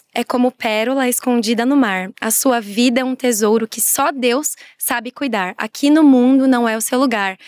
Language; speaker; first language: Portuguese; native; Portuguese